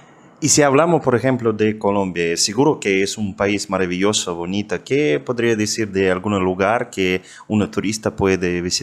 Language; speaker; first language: Spanish; non-native, fluent; Russian